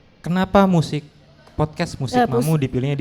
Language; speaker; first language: Indonesian; native; Indonesian